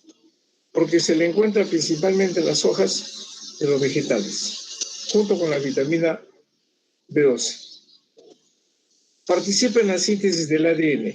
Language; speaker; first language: Spanish; native; Spanish